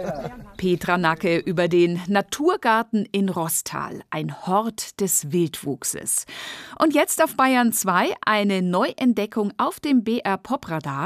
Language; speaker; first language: German; native; German